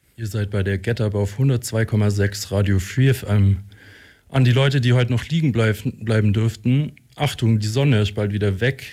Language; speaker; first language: German; native; German